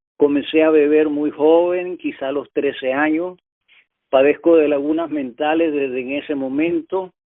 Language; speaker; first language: Spanish; native; Spanish